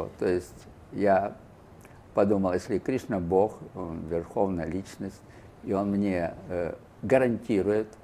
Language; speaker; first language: Russian; native; Russian